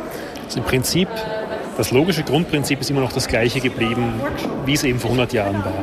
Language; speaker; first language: German; native; German